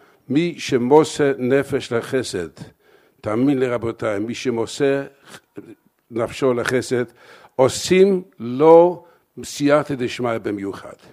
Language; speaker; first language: Hebrew; non-native, fluent; English